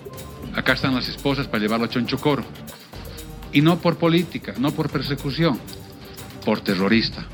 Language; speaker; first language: Spanish; native; Spanish